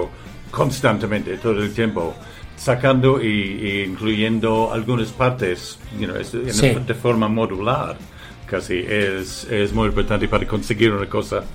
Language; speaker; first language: Spanish; non-native, fluent; English